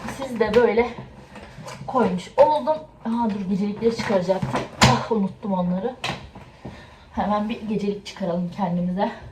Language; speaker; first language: Turkish; native; Turkish